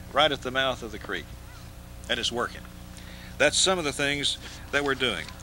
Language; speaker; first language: English; native; English